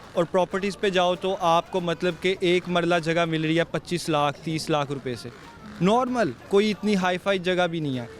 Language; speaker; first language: Urdu; non-native, local second language; Punjabi